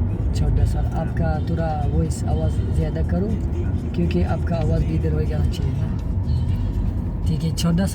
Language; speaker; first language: Hindi; non-native, learner; Tajik